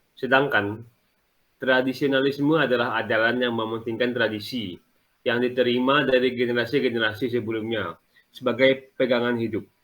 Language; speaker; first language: Indonesian; non-native, local second language; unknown